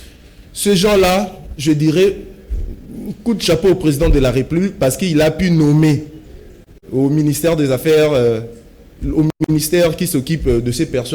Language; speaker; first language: French; non-native, local second language; Lingala